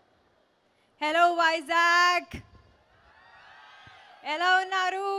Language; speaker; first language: Telugu; non-native, local second language; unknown